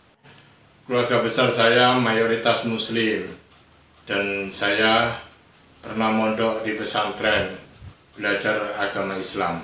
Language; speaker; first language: Indonesian; non-native, local second language; Javanese